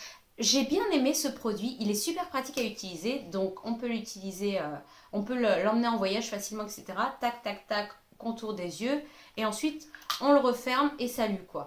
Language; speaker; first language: French; native; French